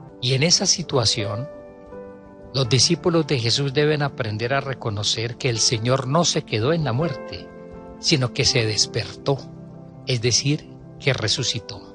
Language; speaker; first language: Spanish; native; Spanish